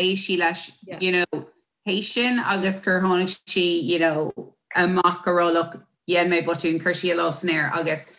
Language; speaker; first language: Irish; non-native, local second language; English